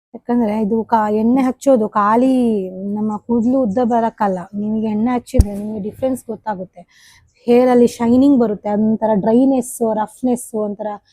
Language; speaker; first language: Kannada; non-native, local second language; Tulu